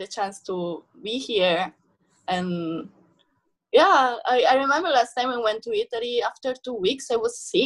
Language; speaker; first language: English; non-native, fluent; Italian